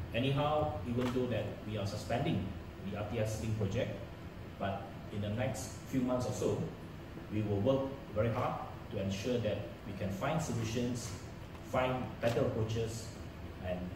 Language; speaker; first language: English; non-native, local second language; Chinese